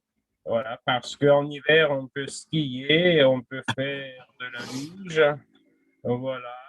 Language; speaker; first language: French; non-native, fluent; Russian